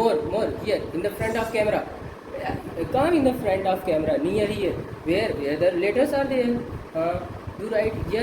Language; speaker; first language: English; non-native, local second language; Hindi